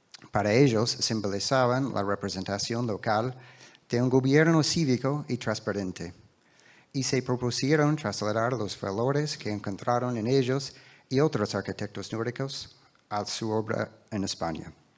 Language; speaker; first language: Spanish; non-native, fluent; English